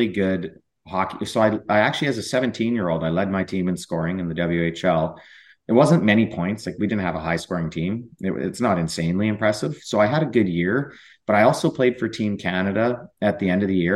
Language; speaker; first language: English; native; English